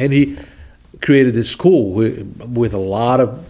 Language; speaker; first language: English; non-native, fluent; Portuguese